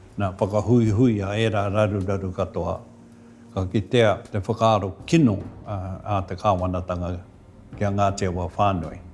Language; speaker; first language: Māori; native; Māori